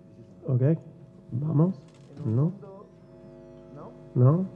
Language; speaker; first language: Spanish; non-native, learner; English